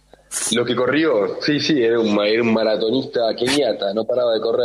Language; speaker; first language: Spanish; native; Spanish